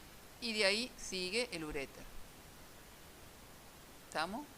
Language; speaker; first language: Spanish; native; Spanish